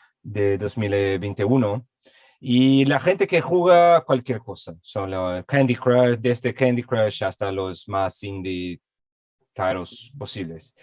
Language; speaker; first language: Spanish; non-native, fluent; Portuguese